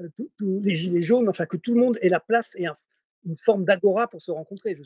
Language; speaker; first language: French; native; French